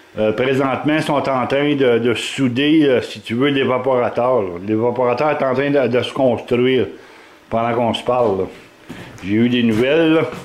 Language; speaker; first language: French; native; French